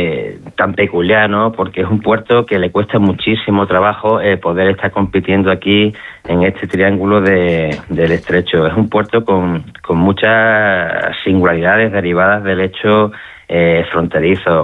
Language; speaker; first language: Spanish; native; Spanish